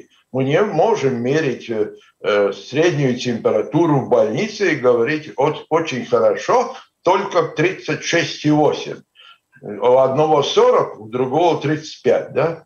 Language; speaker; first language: Russian; non-native, local second language; Latvian